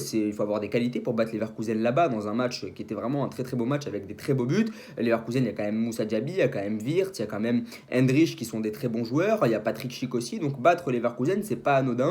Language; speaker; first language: French; native; French